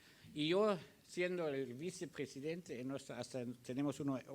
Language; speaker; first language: Spanish; early bilingual, other home language; German